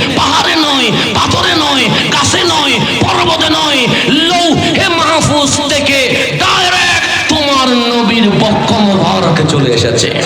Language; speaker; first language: Bangla; non-native, local second language; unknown